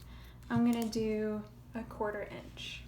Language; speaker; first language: English; native; English